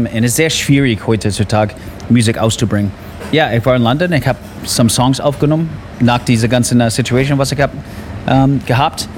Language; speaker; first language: German; non-native, learner; English